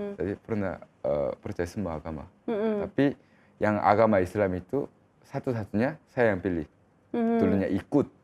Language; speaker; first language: Indonesian; non-native, fluent; Korean